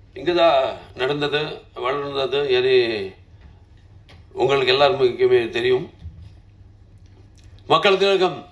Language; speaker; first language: Tamil; non-native, local second language; Telugu